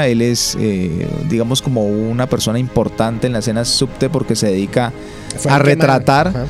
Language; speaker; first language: Spanish; native; Spanish